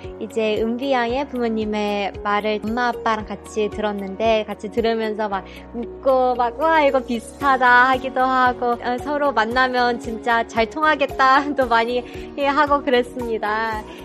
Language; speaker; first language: Korean; early bilingual, heritage; Korean